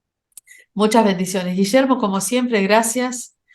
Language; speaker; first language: Spanish; native; Spanish